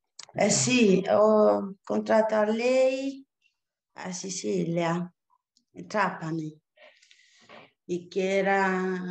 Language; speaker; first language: Italian; non-native, learner; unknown